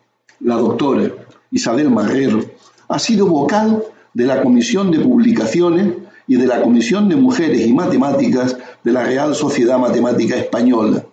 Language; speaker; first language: Spanish; native; Spanish